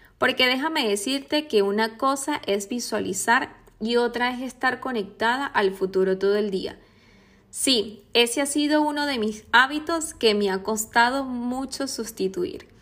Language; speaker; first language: Spanish; native; Spanish